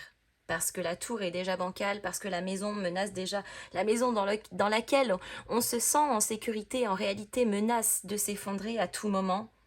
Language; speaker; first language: French; native; French